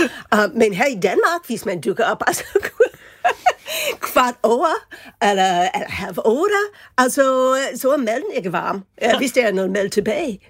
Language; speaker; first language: Danish; non-native, fluent; English